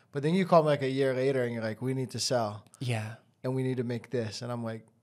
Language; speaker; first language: English; native; English